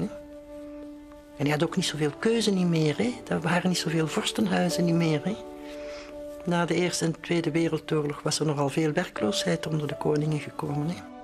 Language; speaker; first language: Dutch; native; Dutch